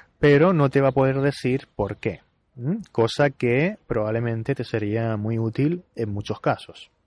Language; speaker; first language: Spanish; native; Spanish